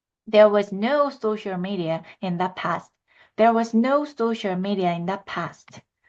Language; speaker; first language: English; non-native, fluent; Korean